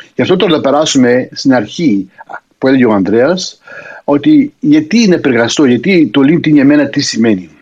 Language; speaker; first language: Greek; early bilingual, heritage; Greek